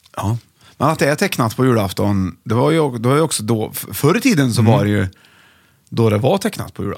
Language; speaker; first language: Swedish; native; Swedish